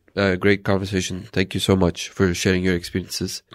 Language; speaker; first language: English; non-native, fluent; Turkish